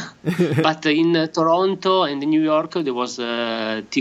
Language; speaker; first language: English; non-native, learner; Italian